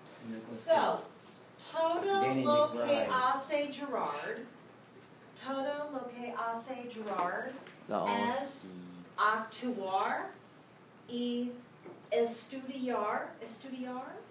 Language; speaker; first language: Spanish; non-native, fluent; English